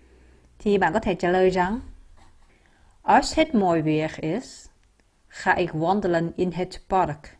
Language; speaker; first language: Dutch; non-native, fluent; Vietnamese